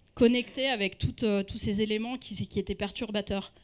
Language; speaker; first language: French; native; French